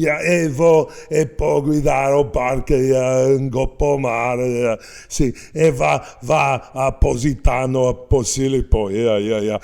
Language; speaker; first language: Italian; non-native, learner; English